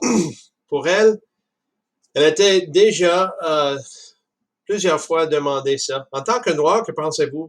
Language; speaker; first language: French; non-native, fluent; English